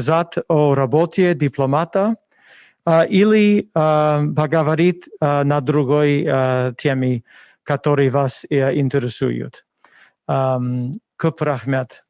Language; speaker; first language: Russian; non-native, fluent; English